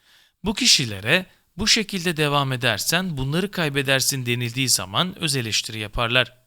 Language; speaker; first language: Turkish; native; Turkish